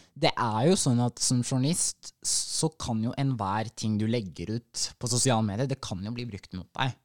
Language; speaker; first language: Norwegian; early bilingual, other home language; Somali